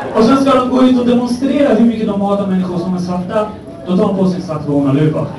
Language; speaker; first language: Swedish; early bilingual, other home language; Persian